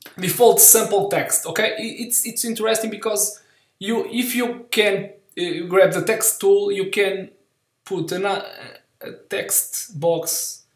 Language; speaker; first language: English; non-native, learner; Portuguese